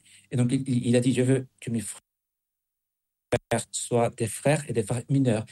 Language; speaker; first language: French; non-native, fluent; Spanish